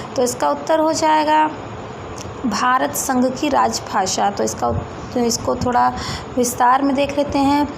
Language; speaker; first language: Hindi; native; Hindi